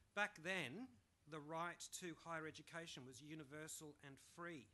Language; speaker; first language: English; native; English